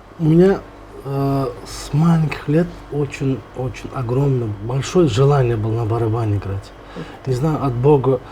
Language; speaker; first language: Russian; non-native, local second language; Turkmen